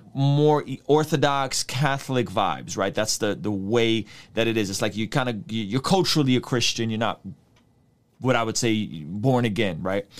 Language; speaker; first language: English; early bilingual, other home language; Russian